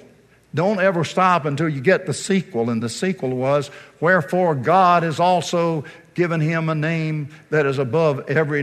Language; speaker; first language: English; native; English